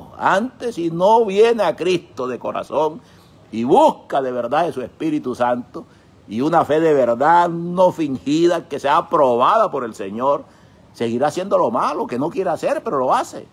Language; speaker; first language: Spanish; native; Spanish